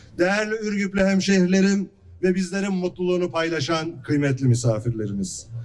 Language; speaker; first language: Turkish; native; Turkish